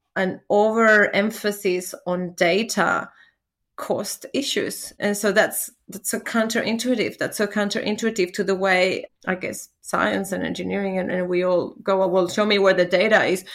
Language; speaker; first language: English; non-native, fluent; Spanish